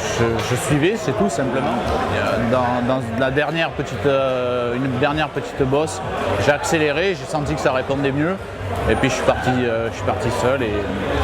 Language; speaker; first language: French; native; French